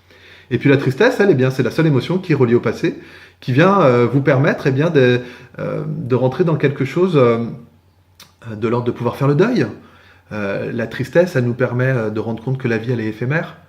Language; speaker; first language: French; native; French